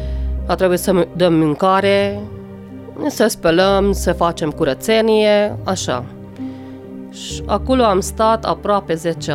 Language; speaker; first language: Romanian; non-native, local second language; Hungarian